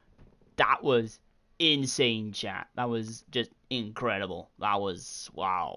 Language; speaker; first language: English; native; English